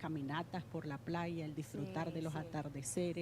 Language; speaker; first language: Spanish; native; Spanish